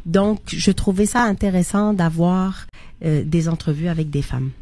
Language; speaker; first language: French; non-native, local second language; Arabic